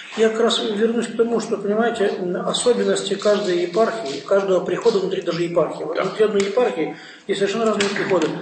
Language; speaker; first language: Russian; non-native, local second language; Ukrainian